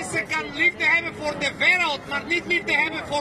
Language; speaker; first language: Dutch; non-native, learner; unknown